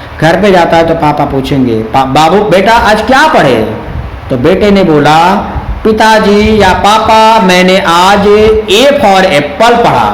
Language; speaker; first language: Hindi; native; Hindi